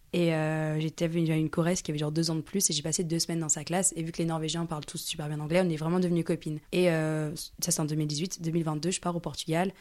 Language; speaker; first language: French; early bilingual, other home language; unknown